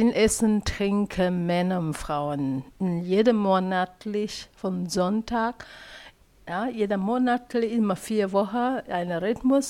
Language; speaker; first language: German; non-native, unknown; Chinese